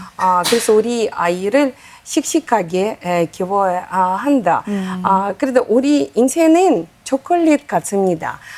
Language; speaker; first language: Korean; non-native, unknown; Uzbek